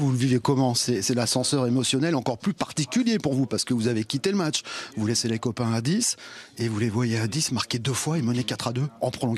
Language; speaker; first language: French; native; French